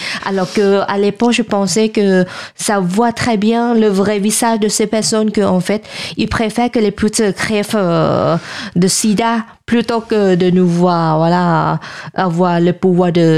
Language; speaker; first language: French; non-native, fluent; Thai